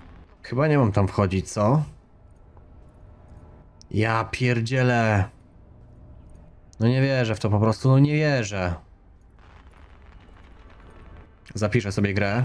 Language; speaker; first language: Polish; native; Polish